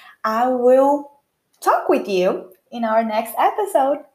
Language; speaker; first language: English; non-native, fluent; Portuguese